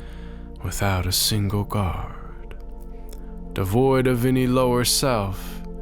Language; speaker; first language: English; native; English